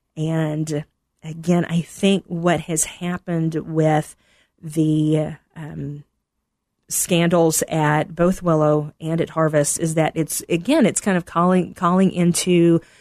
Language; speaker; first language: English; native; English